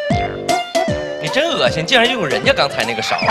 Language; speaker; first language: Chinese; native; Chinese